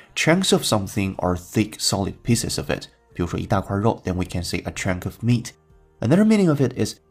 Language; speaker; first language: English; non-native, fluent; Chinese